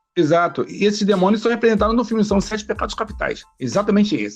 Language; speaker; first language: Portuguese; native; Portuguese